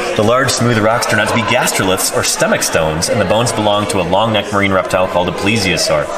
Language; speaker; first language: English; native; English